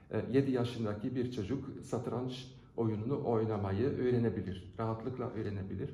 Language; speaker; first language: Turkish; non-native, fluent; Dutch